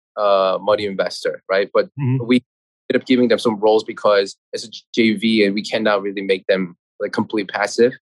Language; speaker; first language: English; non-native, fluent; Korean